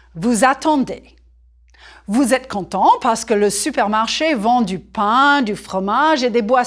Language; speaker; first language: French; non-native, fluent; English